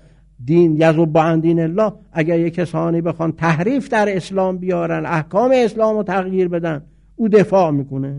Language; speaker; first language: Persian; native; Persian